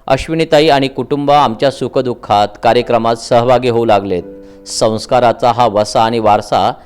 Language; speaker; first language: Marathi; non-native, local second language; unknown